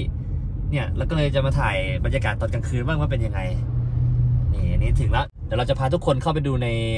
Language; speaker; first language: Thai; native; Thai